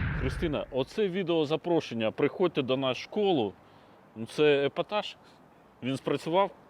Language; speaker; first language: Ukrainian; native; Ukrainian